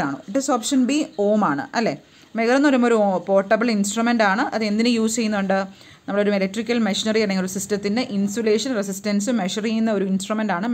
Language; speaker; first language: English; non-native, local second language; Malayalam